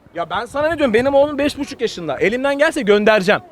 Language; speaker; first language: Turkish; native; Turkish